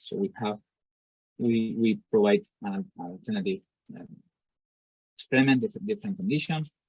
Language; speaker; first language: English; non-native, fluent; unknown